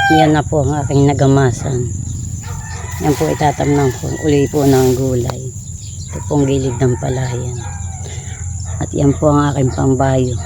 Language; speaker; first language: Filipino; native; Filipino